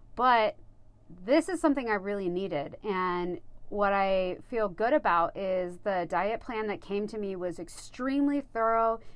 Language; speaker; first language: English; native; English